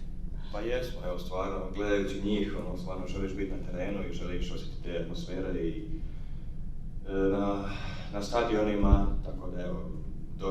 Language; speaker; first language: Croatian; native; Croatian